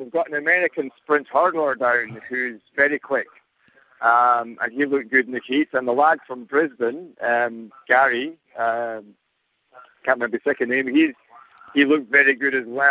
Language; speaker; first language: English; native; English